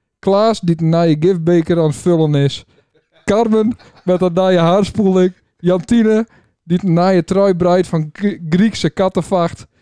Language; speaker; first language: Dutch; native; Dutch